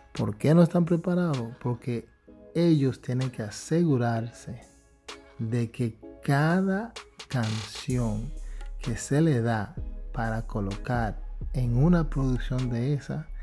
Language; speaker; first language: Spanish; early bilingual, heritage; Spanish